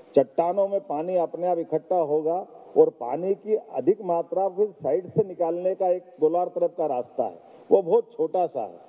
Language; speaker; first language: Hindi; native; Hindi